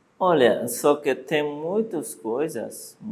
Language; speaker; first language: Portuguese; non-native, learner; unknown